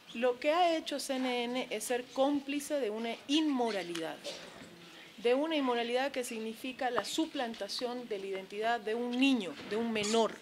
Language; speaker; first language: Spanish; native; Spanish